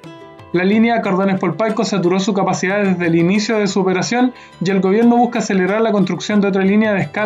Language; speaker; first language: Spanish; native; Spanish